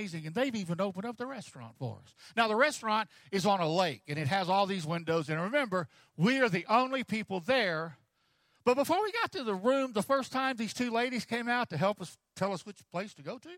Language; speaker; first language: English; native; English